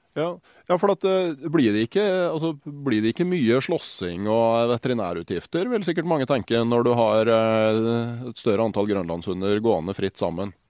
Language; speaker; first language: Norwegian; native; Norwegian